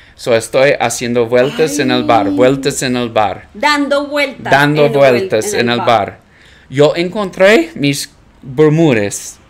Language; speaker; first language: Spanish; non-native, learner; English